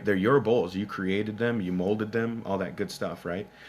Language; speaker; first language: English; native; English